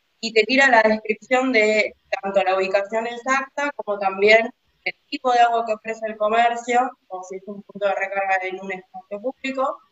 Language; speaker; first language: Spanish; native; Spanish